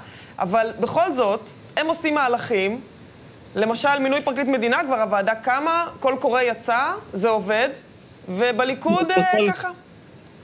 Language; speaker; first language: Hebrew; native; Hebrew